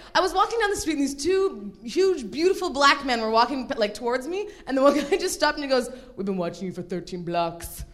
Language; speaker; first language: English; native; English